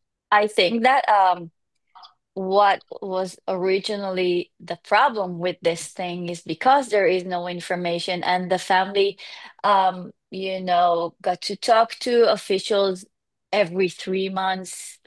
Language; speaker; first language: English; non-native, fluent; Hebrew